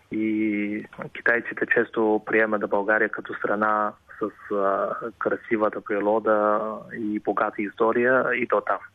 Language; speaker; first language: Bulgarian; non-native, fluent; Chinese